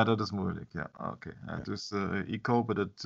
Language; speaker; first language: Dutch; non-native, learner; German